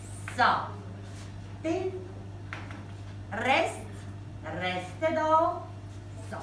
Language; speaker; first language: German; non-native, fluent; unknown